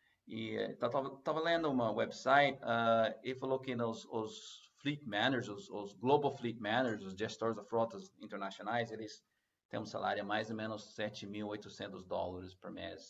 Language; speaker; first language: Portuguese; non-native, learner; English